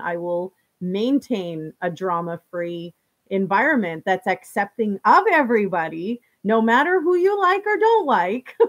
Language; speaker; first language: English; native; English